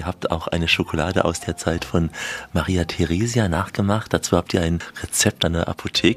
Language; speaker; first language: German; native; German